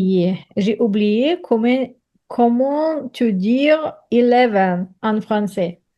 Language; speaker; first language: French; non-native, learner; Ukrainian